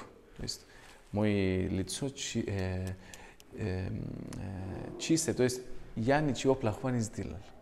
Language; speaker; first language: Russian; non-native, fluent; Greek